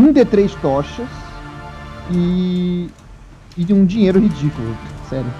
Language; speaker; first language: Portuguese; native; Portuguese